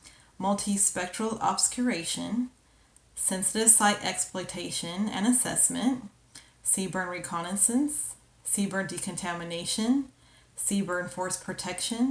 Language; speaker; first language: English; native; English